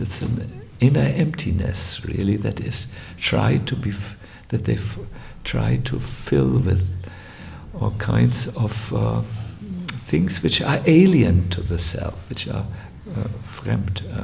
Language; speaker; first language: English; non-native, fluent; German